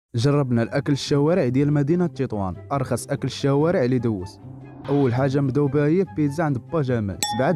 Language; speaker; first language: Arabic; native; Arabic